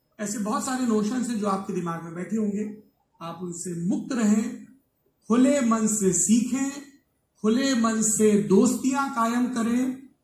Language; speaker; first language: Hindi; native; Hindi